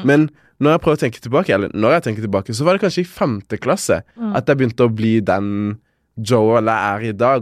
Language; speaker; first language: Norwegian; early bilingual, other home language; Kinyarwanda